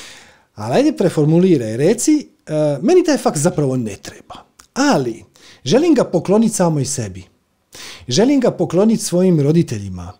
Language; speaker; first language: Croatian; native; Croatian